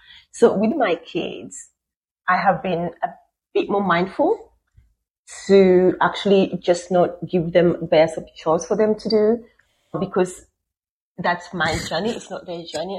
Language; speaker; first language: English; non-native, local second language; Luo (Kenya and Tanzania)